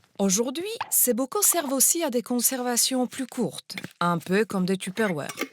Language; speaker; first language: French; non-native, fluent; Polish